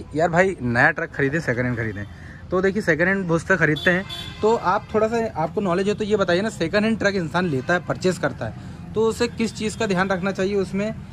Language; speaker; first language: Hindi; native; Hindi